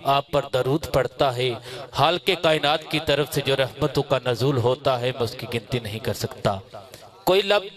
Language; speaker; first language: Urdu; non-native, local second language; Punjabi